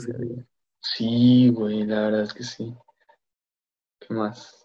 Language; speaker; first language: Spanish; native; Spanish